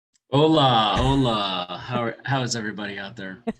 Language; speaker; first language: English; native; English